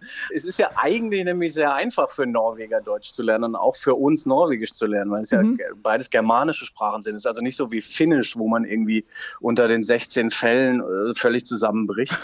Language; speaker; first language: German; native; German